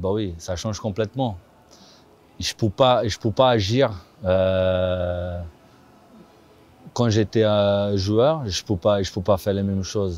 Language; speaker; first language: French; non-native, fluent; Portuguese